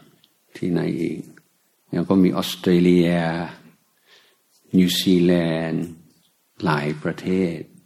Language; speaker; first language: Thai; native; Thai